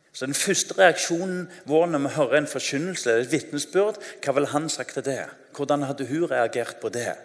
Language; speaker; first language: Norwegian; native; Norwegian